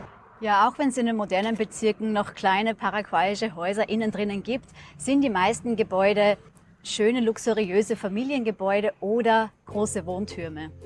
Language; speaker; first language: German; native; German